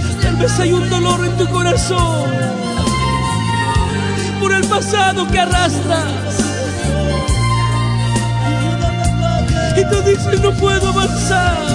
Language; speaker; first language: Spanish; native; Spanish